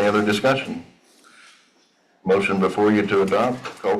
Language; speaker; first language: English; native; English